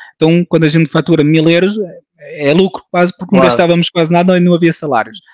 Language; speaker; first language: Portuguese; early bilingual, heritage; French